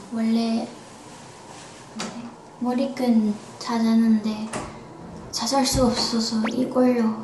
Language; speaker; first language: Korean; non-native, learner; Thai